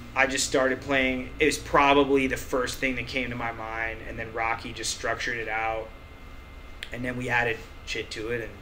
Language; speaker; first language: English; native; English